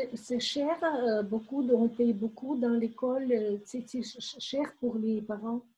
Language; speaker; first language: French; non-native, learner; Ukrainian